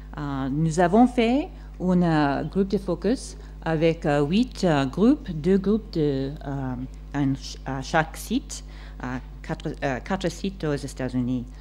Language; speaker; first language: French; non-native, fluent; English